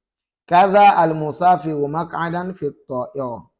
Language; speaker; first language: Arabic; non-native, fluent; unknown